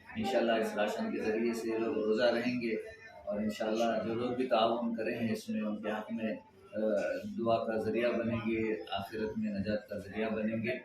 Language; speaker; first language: Urdu; native; Urdu